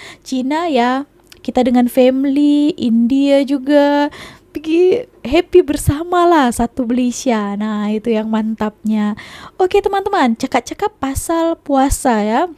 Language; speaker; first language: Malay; non-native, local second language; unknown